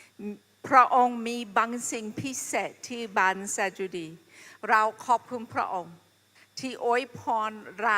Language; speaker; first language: Thai; non-native, fluent; English